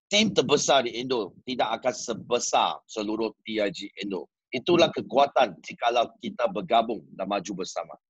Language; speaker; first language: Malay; non-native, local second language; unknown